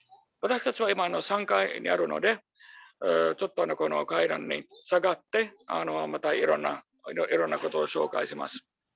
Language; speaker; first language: Japanese; non-native, fluent; Finnish